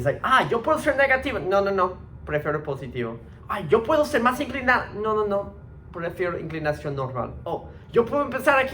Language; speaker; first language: Spanish; early bilingual, heritage; Spanish